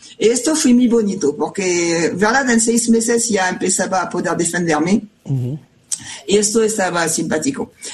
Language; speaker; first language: Spanish; non-native, fluent; French